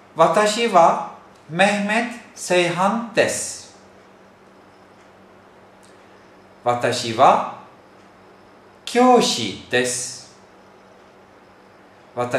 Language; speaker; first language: Japanese; non-native, fluent; Turkish